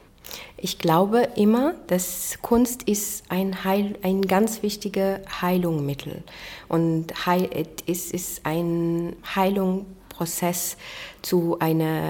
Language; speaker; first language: German; non-native, fluent; Arabic